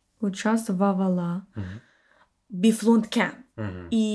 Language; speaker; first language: Russian; non-native, learner; English